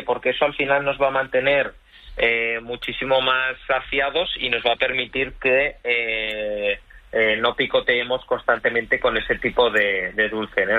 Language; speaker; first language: Spanish; native; Spanish